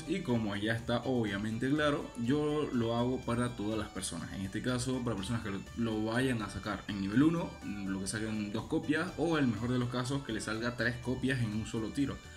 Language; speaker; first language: Spanish; native; Spanish